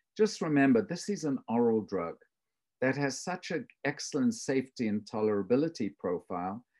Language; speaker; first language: English; native; English